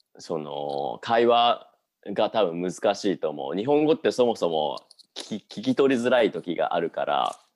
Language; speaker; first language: Japanese; native; Japanese